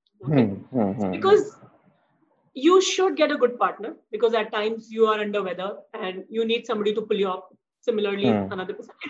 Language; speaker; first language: English; non-native, local second language; Hindi